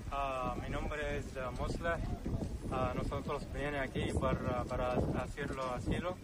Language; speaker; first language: Spanish; non-native, learner; Arabic